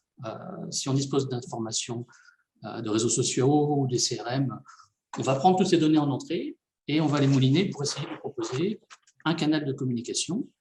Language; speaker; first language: French; native; French